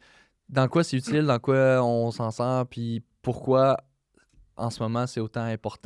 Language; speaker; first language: French; native; French